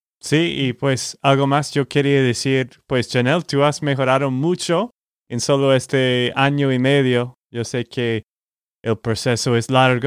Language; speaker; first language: Spanish; non-native, fluent; English